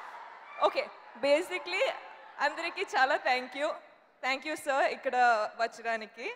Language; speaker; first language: Telugu; non-native, learner; Kannada